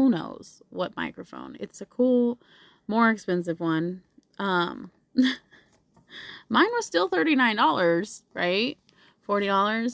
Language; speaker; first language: English; native; English